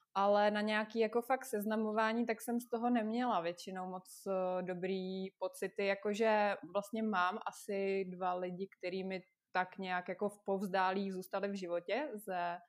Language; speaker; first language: Czech; non-native, fluent; Russian